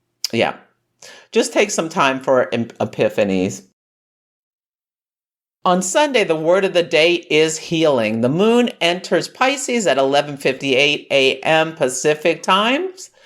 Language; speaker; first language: English; native; English